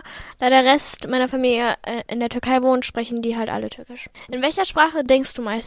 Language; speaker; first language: German; native; German